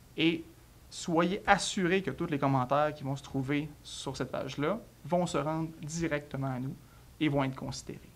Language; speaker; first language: French; native; French